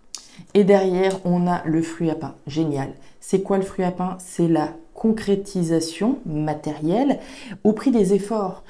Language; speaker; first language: French; native; French